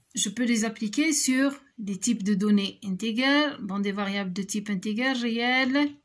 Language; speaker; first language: French; non-native, local second language; Arabic